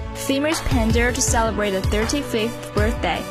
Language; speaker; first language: English; non-native, fluent; Chinese